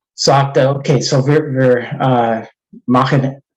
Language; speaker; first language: German; non-native, learner; English